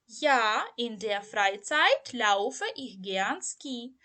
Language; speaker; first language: German; non-native, learner; Ukrainian